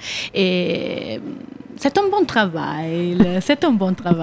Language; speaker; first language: French; non-native, learner; Italian